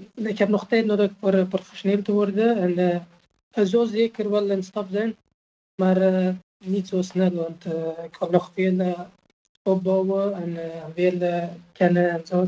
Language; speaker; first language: Dutch; non-native, fluent; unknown